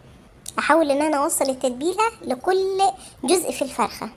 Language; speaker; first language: Arabic; native; Arabic